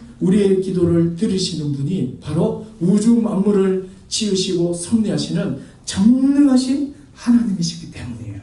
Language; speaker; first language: Korean; native; Korean